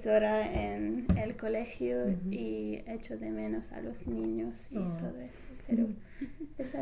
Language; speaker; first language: Spanish; non-native, fluent; English